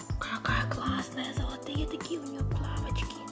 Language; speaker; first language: Russian; native; Russian